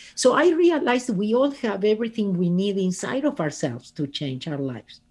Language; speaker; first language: English; non-native, fluent; Spanish